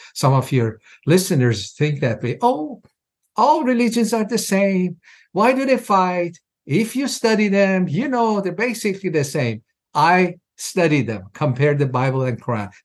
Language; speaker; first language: English; non-native, fluent; Persian